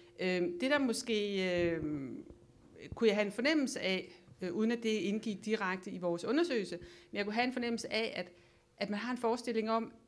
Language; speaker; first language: Danish; native; Danish